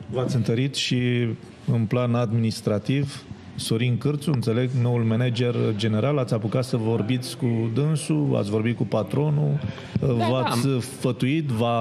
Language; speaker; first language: Romanian; native; Romanian